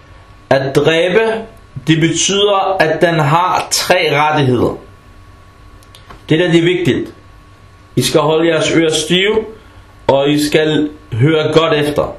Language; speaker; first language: Danish; non-native, fluent; Arabic